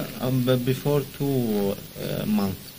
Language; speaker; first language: English; non-native, learner; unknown